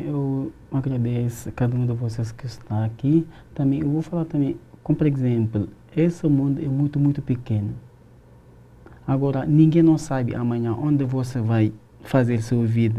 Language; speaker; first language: Portuguese; non-native, learner; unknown